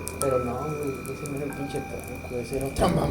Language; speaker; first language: Spanish; native; Spanish